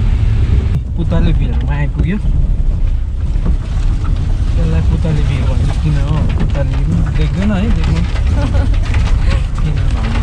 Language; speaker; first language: Nepali; native; Nepali